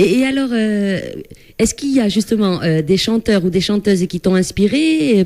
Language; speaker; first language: French; native; French